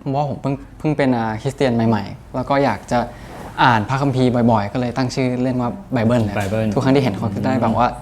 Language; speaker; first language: Thai; native; Thai